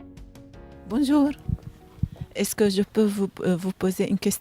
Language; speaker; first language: French; non-native, learner; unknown